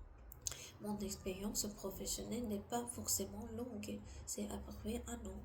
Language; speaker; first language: French; non-native, learner; Korean